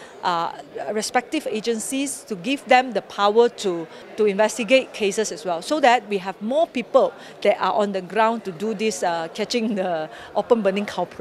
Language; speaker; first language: English; non-native, local second language; Chinese